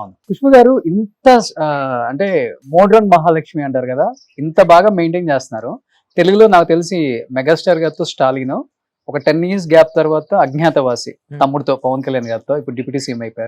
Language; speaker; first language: Telugu; native; Telugu